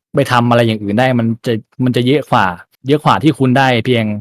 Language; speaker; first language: Thai; native; Thai